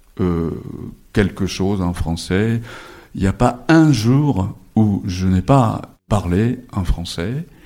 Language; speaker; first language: French; non-native, fluent; Japanese